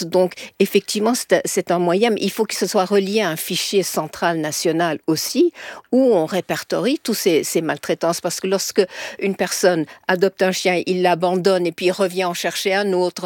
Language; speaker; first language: French; native; French